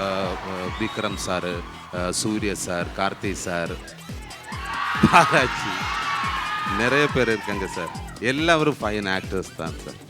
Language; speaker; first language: Tamil; non-native, learner; Malayalam